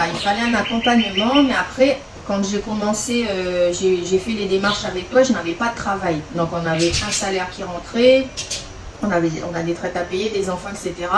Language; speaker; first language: French; native; French